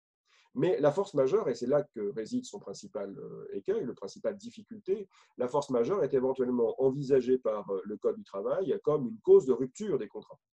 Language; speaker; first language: French; native; French